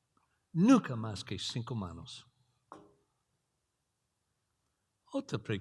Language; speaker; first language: Spanish; non-native, learner; English